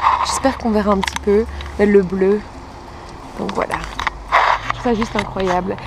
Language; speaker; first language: French; native; French